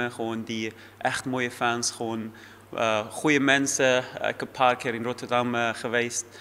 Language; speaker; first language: Dutch; non-native, fluent; Persian